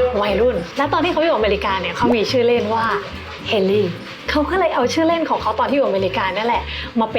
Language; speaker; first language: Thai; native; Thai